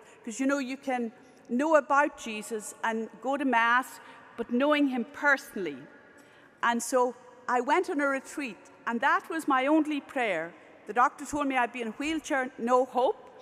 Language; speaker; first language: English; native; English